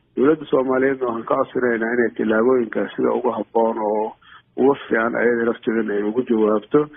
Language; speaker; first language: Somali; non-native, local second language; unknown